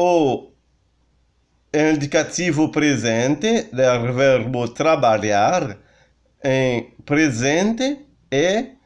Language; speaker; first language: Portuguese; non-native, learner; Haitian Creole